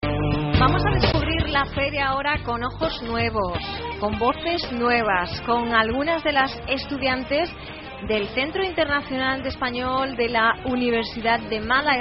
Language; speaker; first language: Spanish; native; Spanish